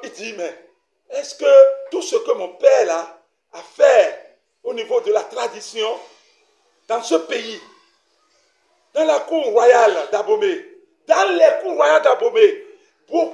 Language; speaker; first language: French; non-native, local second language; Fon